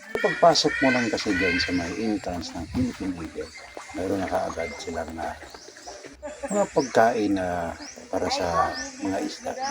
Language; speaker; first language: Filipino; non-native, local second language; Cebuano